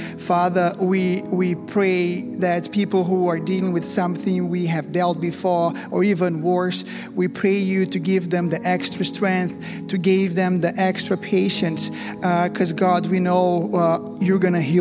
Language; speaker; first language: English; non-native, fluent; Portuguese